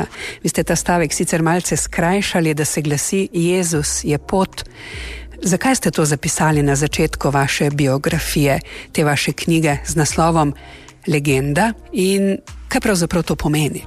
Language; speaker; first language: Slovenian; native; Slovenian